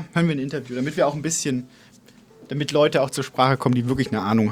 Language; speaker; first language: German; native; German